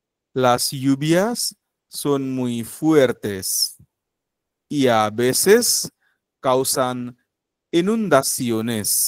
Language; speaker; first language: Spanish; non-native, fluent; Marathi